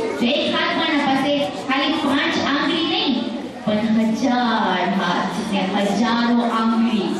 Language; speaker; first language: Gujarati; early bilingual, heritage; Gujarati